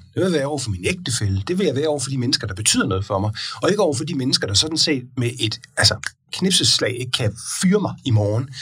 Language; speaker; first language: Danish; native; Danish